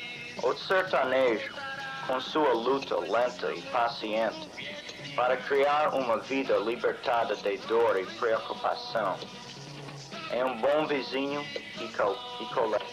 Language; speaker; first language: Portuguese; non-native, fluent; English